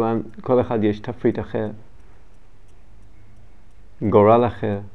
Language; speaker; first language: Hebrew; non-native, learner; English